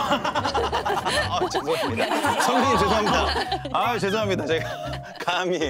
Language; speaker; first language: Korean; native; Korean